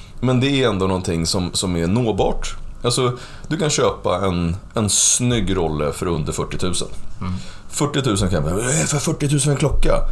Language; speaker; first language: Swedish; native; Swedish